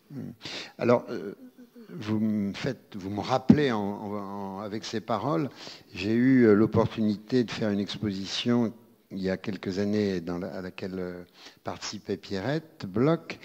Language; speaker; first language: French; native; French